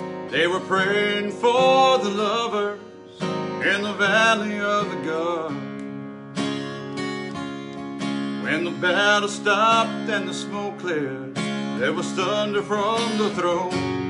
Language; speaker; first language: English; early bilingual, other home language; Spanish